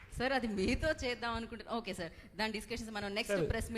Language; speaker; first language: Telugu; native; Telugu